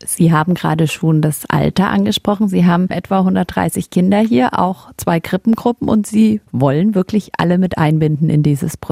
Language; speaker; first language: German; native; German